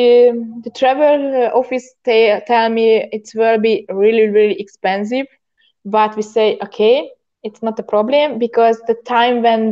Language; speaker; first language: English; non-native, learner; Hungarian